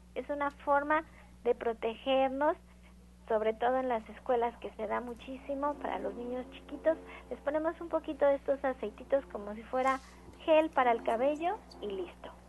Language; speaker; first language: Spanish; native; Spanish